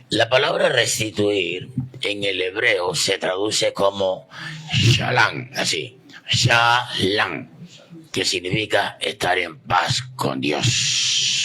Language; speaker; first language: Spanish; native; Spanish